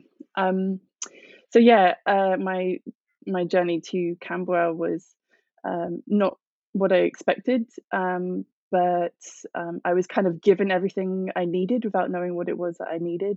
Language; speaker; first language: English; native; English